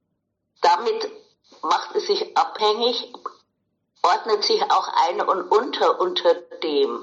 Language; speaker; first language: German; native; German